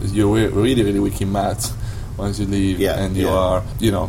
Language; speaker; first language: English; non-native, fluent; Italian